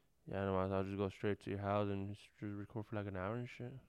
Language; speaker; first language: English; early bilingual, other home language; Spanish